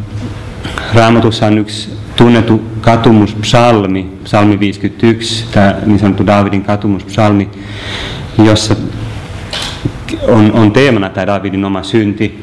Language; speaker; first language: Finnish; native; Finnish